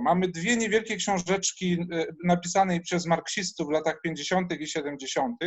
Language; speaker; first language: Polish; native; Polish